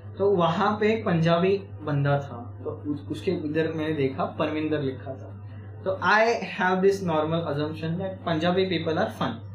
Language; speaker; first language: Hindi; non-native, local second language; Marathi